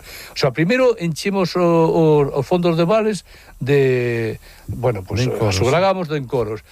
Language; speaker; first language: Galician; non-native, local second language; Spanish